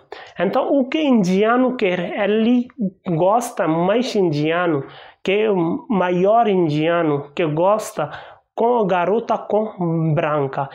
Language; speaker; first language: Portuguese; non-native, learner; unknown